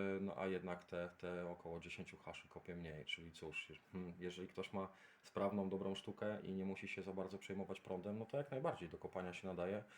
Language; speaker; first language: Polish; native; Polish